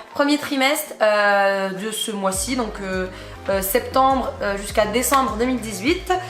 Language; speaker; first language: French; native; French